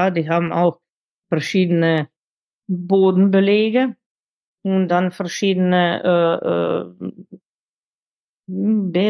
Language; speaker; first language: German; non-native, fluent; Slovenian